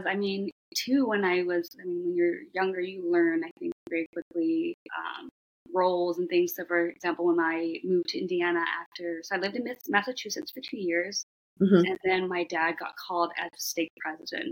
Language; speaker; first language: English; native; English